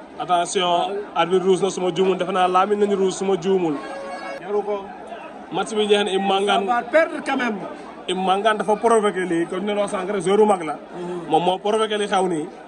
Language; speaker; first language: Wolof; native; Wolof